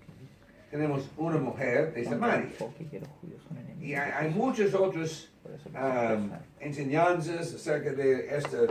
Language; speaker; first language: Spanish; non-native, learner; English